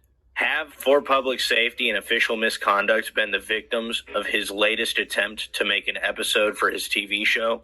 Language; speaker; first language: English; native; English